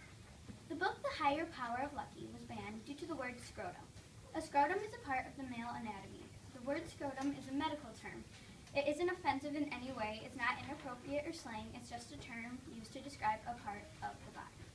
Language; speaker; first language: English; native; English